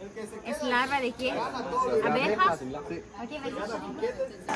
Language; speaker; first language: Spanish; non-native, learner; French